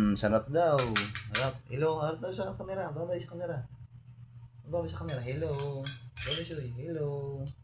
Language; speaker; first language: Filipino; non-native, local second language; Cebuano